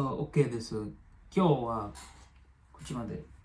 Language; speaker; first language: Japanese; non-native, learner; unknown